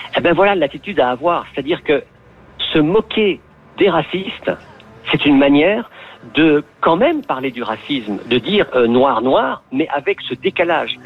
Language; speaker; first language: French; native; French